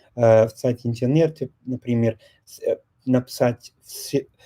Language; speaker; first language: Russian; non-native, learner; English